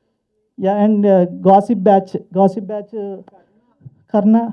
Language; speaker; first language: Telugu; native; Telugu